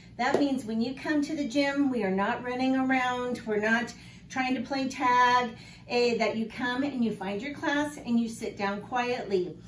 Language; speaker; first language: English; native; English